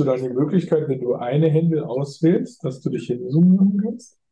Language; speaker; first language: German; native; German